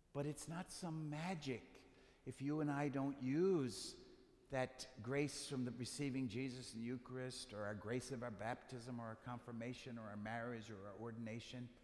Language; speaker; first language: English; native; English